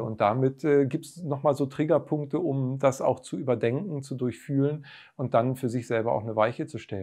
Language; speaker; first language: German; native; German